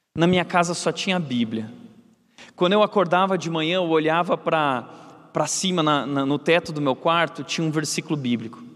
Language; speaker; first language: Portuguese; native; Portuguese